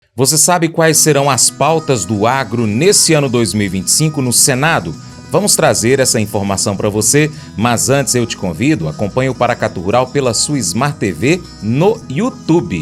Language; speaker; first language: Portuguese; native; Portuguese